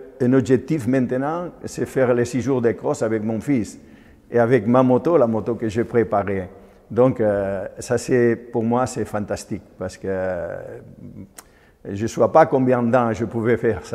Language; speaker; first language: French; non-native, fluent; Spanish